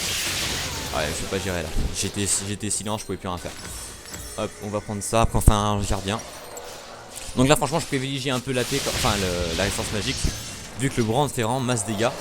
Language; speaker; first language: French; native; French